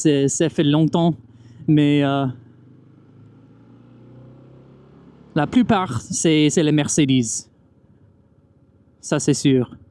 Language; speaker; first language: French; non-native, fluent; English